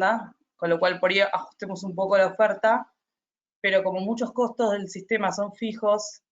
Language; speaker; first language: Spanish; native; Spanish